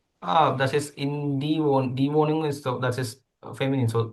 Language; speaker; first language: German; non-native, learner; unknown